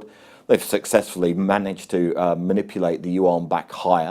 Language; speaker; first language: English; native; English